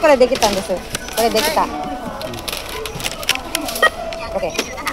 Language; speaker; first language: Japanese; non-native, local second language; Filipino